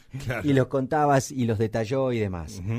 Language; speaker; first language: Spanish; native; Spanish